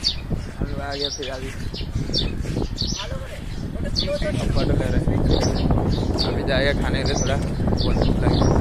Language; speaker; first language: Hindi; non-native, local second language; Odia